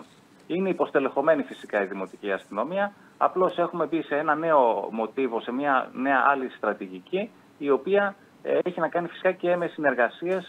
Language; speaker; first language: Greek; native; Greek